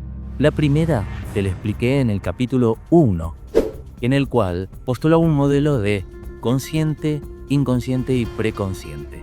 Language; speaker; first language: Spanish; native; Spanish